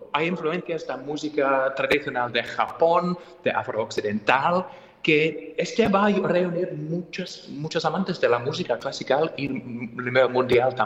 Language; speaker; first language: Spanish; non-native, fluent; English